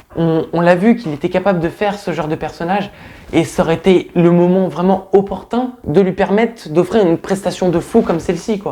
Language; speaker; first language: French; native; French